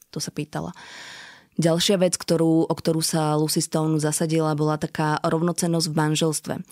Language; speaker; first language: Slovak; native; Slovak